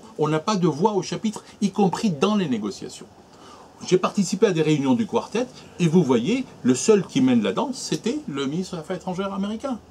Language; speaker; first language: French; native; French